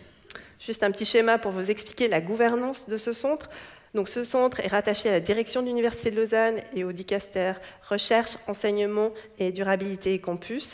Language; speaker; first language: French; native; French